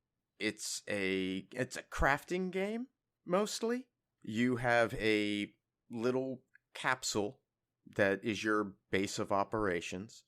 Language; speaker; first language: English; native; English